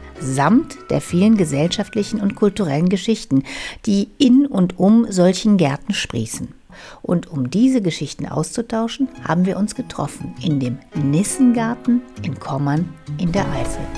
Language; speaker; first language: German; native; German